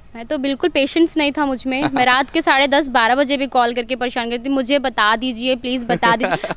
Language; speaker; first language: Hindi; native; Hindi